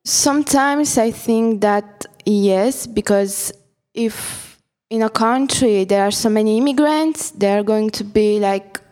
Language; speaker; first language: English; non-native, fluent; Italian